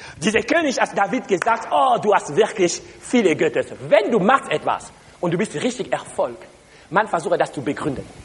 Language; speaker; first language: German; non-native, learner; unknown